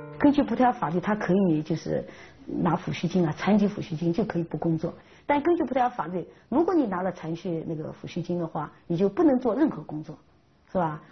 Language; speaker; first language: Chinese; native; Chinese